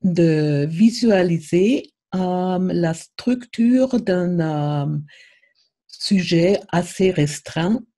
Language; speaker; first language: French; non-native, fluent; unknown